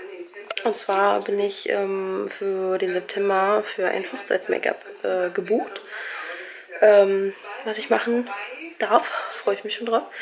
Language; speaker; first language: German; native; German